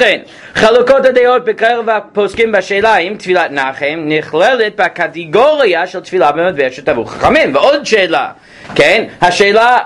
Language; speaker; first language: Hebrew; non-native, fluent; English